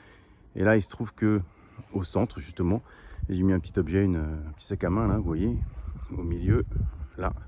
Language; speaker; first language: French; native; French